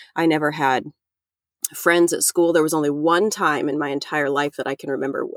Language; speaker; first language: English; native; English